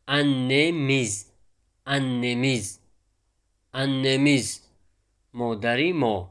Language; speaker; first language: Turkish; non-native, fluent; Tajik